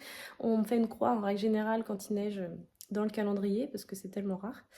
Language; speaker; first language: French; native; French